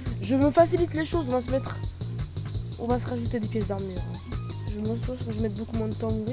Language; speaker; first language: French; native; French